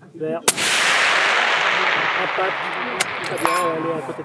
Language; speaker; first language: French; native; French